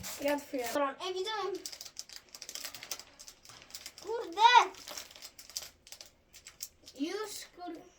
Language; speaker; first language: Polish; native; Polish